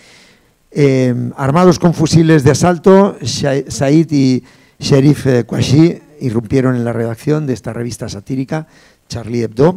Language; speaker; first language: Spanish; native; Spanish